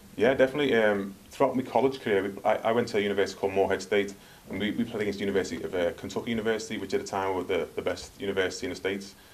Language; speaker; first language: English; native; English